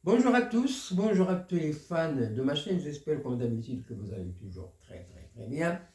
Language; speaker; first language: French; non-native, local second language; Arabic